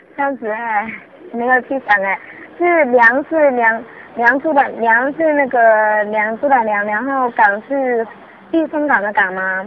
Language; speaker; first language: Chinese; native; Chinese